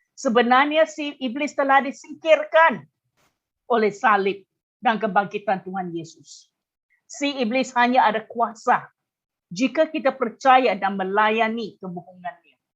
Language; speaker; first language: Malay; non-native, local second language; Chinese